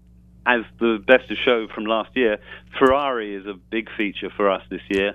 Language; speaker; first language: English; native; English